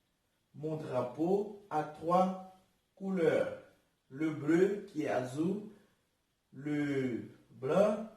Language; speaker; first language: French; non-native, learner; Portuguese